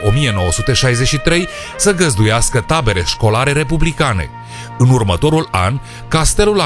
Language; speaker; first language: Romanian; native; Romanian